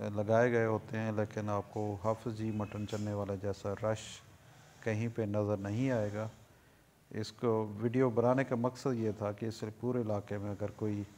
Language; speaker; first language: Urdu; native; Urdu